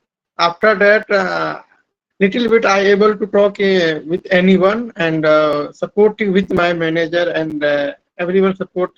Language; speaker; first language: English; non-native, learner; Hindi